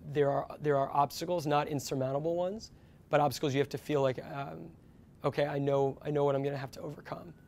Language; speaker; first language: English; native; English